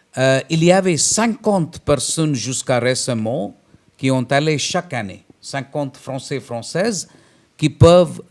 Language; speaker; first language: French; non-native, fluent; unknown